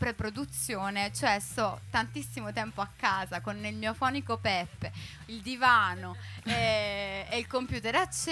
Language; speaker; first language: Italian; native; Italian